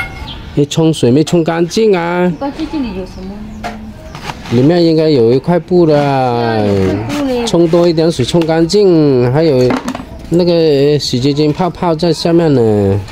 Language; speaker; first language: Chinese; native; Chinese